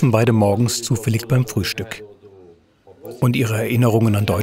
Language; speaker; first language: German; native; German